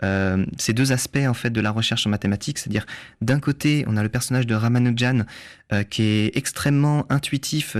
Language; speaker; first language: French; native; French